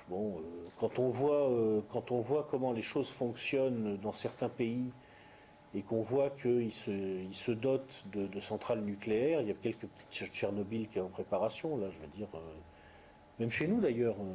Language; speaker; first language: French; native; French